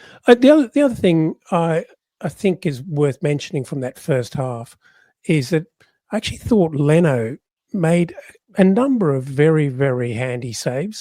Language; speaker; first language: English; native; English